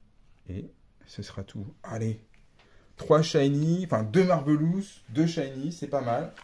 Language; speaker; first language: French; native; French